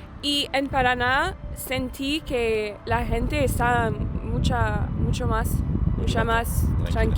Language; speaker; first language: Spanish; non-native, learner; English